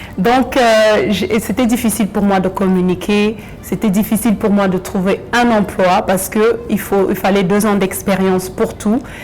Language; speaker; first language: French; early bilingual, other home language; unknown